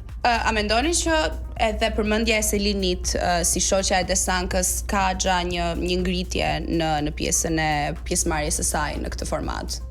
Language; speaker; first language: Albanian; native; Albanian